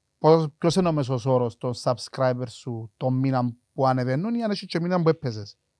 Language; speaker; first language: Greek; native; Greek